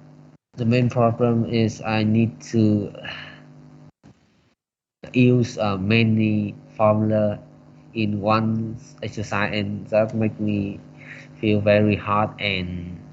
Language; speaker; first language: English; non-native, learner; Vietnamese